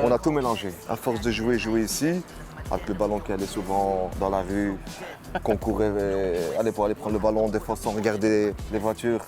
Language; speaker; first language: French; native; French